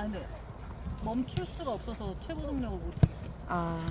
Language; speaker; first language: Korean; native; Korean